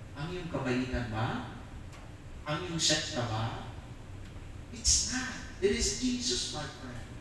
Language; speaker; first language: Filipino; non-native, local second language; Iloko